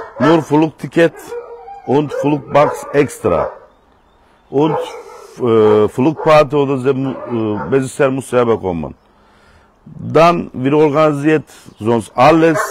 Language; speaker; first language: German; non-native, learner; Turkish